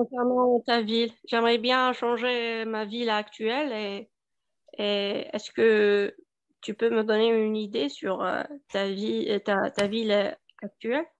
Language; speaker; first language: French; non-native, learner; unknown